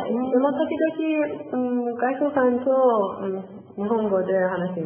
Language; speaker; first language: Japanese; non-native, learner; Persian